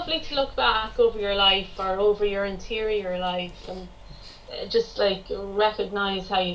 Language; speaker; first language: English; native; English